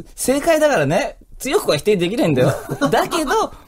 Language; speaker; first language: Japanese; native; Japanese